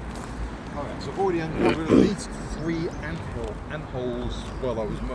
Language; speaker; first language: English; native; English